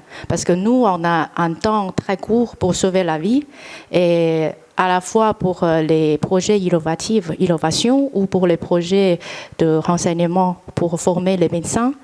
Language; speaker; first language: French; non-native, fluent; Chinese